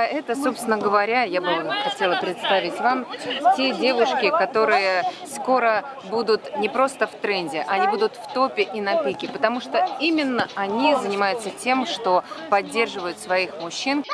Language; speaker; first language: Russian; native; Russian